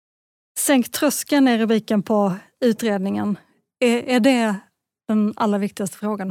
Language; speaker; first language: Swedish; native; Swedish